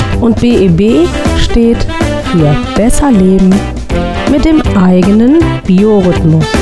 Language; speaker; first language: German; native; German